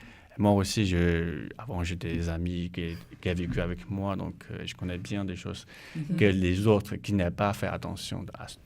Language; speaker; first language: French; non-native, learner; Chinese